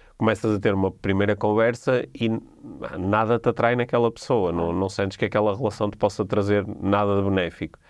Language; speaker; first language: Portuguese; native; Portuguese